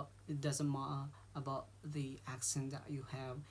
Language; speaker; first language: English; non-native, fluent; Filipino